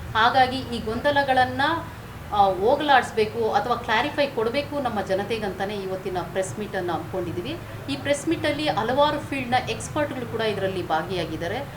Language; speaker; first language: Kannada; native; Kannada